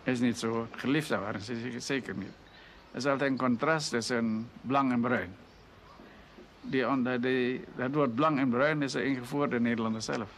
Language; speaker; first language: Dutch; non-native, local second language; Indonesian